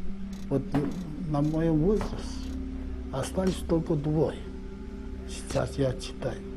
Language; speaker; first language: Russian; non-native, local second language; Korean